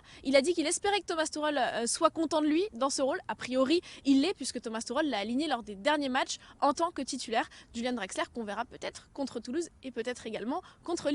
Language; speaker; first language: French; native; French